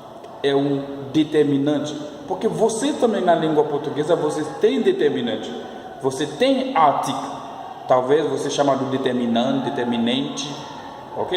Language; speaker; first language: Portuguese; non-native, fluent; French